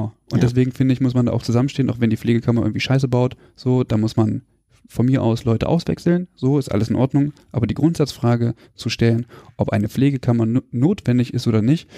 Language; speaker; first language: German; native; German